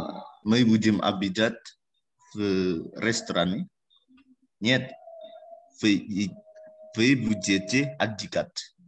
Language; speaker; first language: Russian; non-native, learner; Indonesian